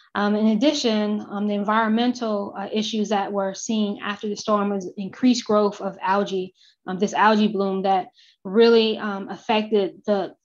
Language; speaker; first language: English; native; English